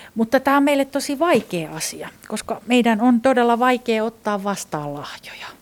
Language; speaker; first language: Finnish; non-native, fluent; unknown